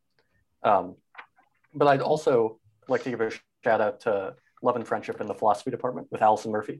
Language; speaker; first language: English; native; English